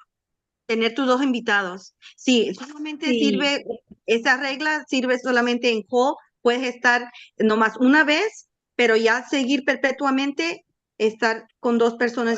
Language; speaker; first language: Spanish; native; Spanish